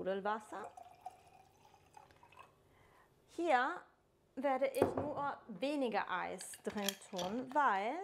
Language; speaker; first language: German; non-native, fluent; Italian